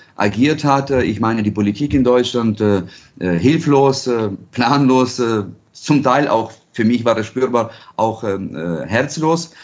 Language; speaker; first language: German; non-native, fluent; Ukrainian